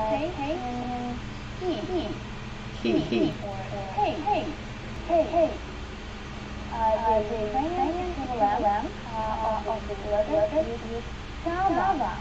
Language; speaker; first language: English; non-native, learner; Ukrainian